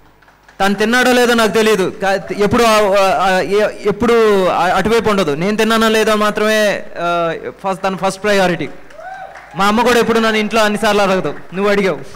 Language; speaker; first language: Telugu; native; Telugu